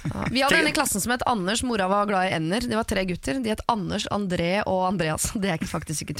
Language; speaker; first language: Norwegian; native; Norwegian